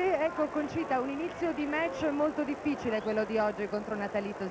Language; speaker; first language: Italian; native; Italian